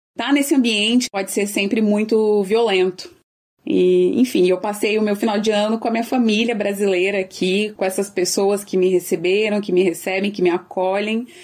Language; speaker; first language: Portuguese; native; Portuguese